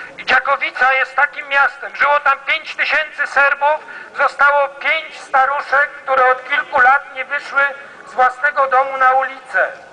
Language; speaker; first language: Polish; native; Polish